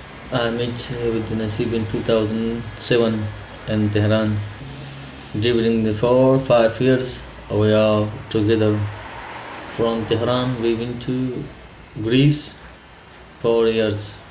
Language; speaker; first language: English; non-native, learner; Pashto